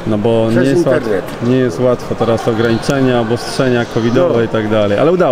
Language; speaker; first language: Polish; native; Polish